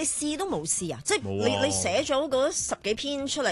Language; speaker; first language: Cantonese; native; Cantonese